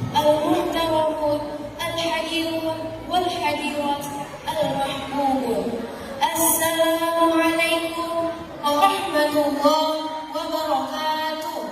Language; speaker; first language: Arabic; non-native, learner; Indonesian